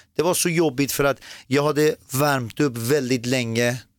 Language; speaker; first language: Swedish; early bilingual, other home language; Persian